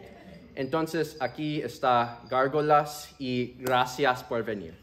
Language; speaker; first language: Spanish; early bilingual, heritage; Spanish